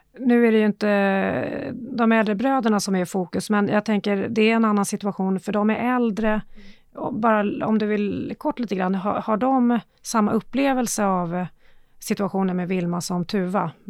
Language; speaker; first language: Swedish; native; Swedish